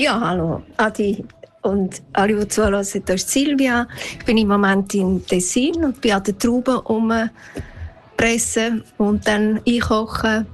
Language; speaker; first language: German; native; German